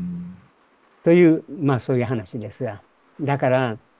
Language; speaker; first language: Japanese; native; Japanese